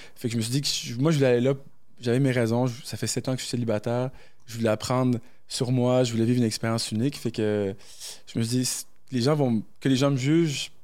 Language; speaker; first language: French; early bilingual, other home language; Arabic